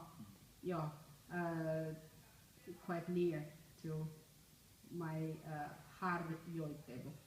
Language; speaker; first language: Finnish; non-native, learner; Chinese